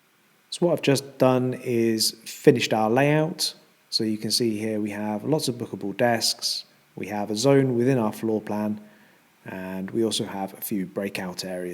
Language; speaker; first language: English; native; English